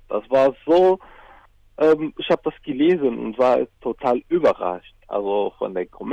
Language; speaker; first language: German; non-native, learner; Arabic